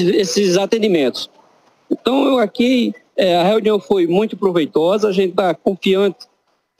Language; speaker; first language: Portuguese; native; Portuguese